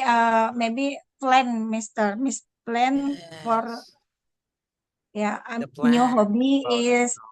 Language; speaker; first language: English; non-native, learner; Indonesian